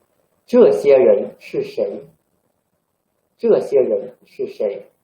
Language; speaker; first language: Chinese; non-native, fluent; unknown